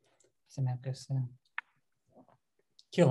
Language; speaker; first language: Finnish; non-native, learner; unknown